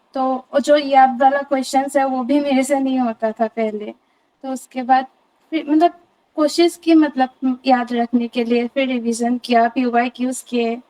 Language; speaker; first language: Hindi; non-native, local second language; Assamese